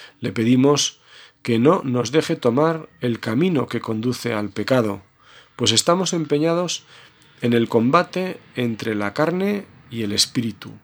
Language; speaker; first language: Spanish; native; Spanish